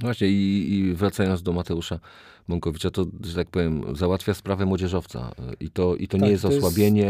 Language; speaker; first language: Polish; native; Polish